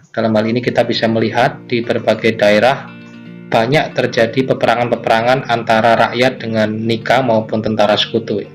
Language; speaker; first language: Indonesian; native; Indonesian